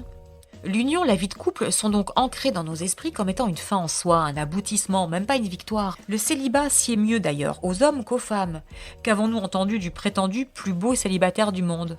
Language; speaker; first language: French; native; French